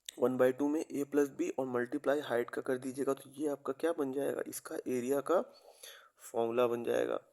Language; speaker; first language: Hindi; native; Hindi